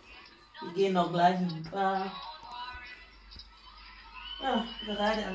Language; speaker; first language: German; non-native, learner; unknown